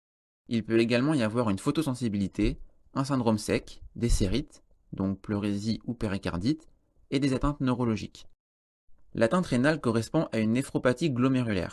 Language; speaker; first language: French; native; French